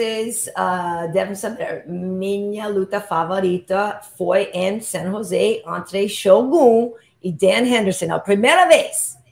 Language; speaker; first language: Portuguese; non-native, learner; English